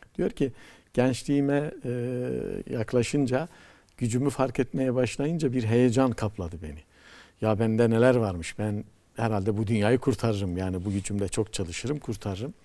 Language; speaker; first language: Turkish; native; Turkish